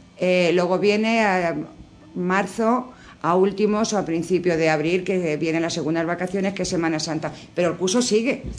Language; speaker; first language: Spanish; native; Spanish